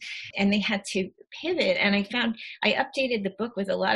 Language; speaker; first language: English; native; English